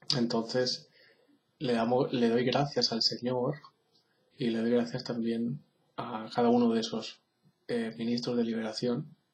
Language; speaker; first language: Spanish; native; Spanish